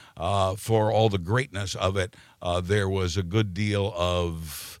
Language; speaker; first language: English; native; English